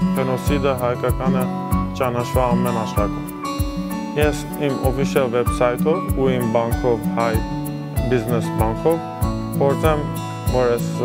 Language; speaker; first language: Armenian; early bilingual, heritage; Armenian